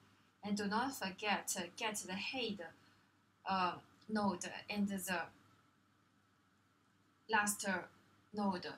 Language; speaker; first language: English; non-native, fluent; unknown